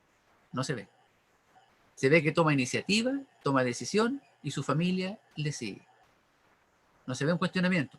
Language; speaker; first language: Spanish; native; Spanish